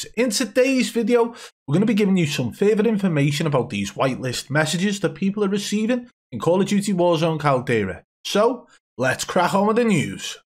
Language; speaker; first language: English; native; English